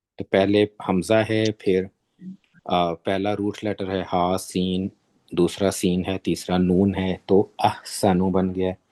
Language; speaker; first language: Urdu; native; Urdu